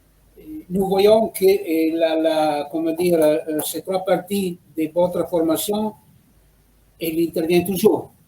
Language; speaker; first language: French; non-native, fluent; Italian